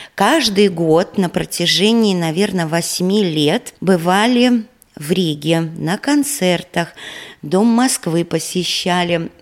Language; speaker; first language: Russian; native; Russian